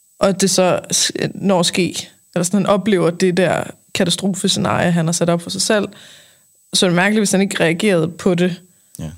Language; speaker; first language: Danish; native; Danish